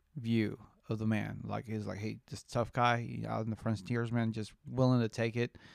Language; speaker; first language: English; native; English